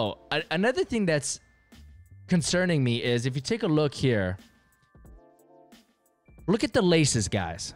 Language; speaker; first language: English; native; English